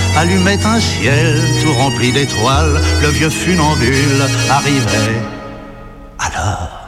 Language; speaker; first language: French; non-native, fluent; German